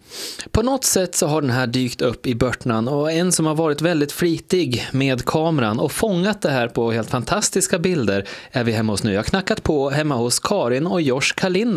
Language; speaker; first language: Swedish; native; Swedish